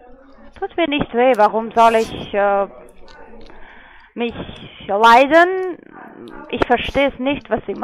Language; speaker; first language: German; non-native, learner; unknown